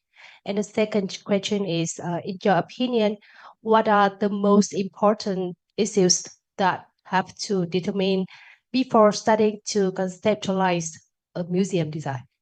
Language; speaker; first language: English; non-native, learner; Vietnamese